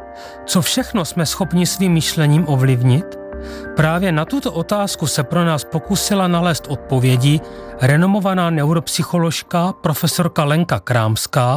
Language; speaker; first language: Czech; native; Czech